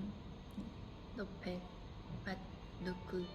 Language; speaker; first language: Korean; non-native, fluent; Japanese